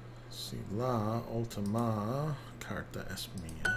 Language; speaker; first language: Spanish; non-native, learner; English